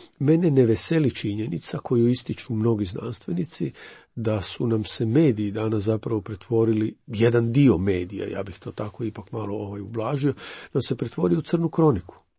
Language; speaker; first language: Croatian; native; Croatian